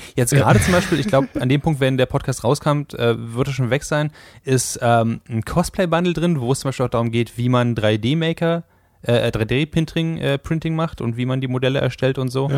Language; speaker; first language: German; native; German